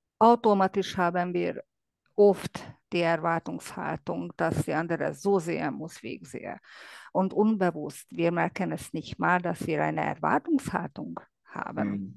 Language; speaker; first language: German; non-native, fluent; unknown